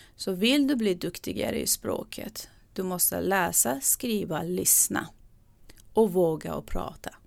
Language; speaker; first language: Swedish; non-native, fluent; Persian